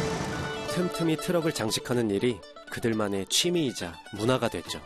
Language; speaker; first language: Korean; native; Korean